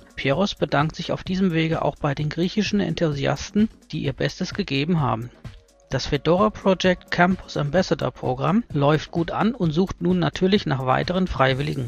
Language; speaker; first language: German; native; German